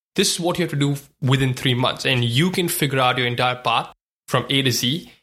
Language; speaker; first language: English; non-native, local second language; Hindi